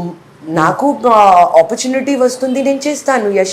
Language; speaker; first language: Telugu; non-native, fluent; Hindi